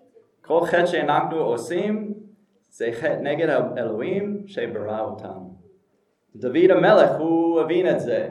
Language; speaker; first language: Hebrew; non-native, fluent; English